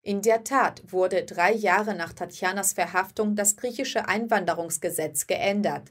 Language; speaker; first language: German; early bilingual, other home language; Greek